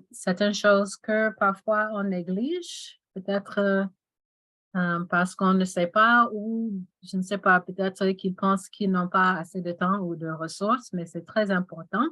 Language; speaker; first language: French; non-native, fluent; English